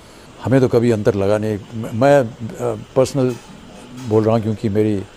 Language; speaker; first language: Hindi; native; Hindi